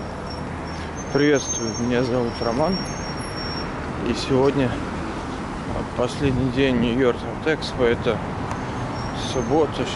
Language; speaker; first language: Russian; native; Russian